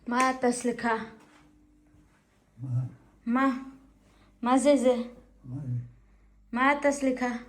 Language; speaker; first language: Hebrew; non-native, learner; Gujarati